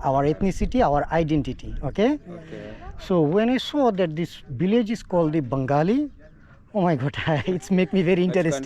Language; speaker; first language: English; non-native, learner; Bangla